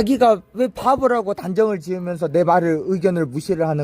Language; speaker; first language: Korean; native; Korean